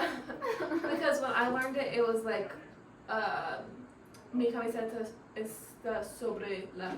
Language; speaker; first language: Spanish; non-native, learner; English